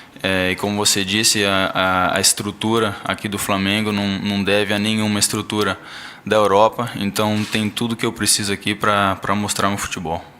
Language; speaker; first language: Portuguese; early bilingual, heritage; Portuguese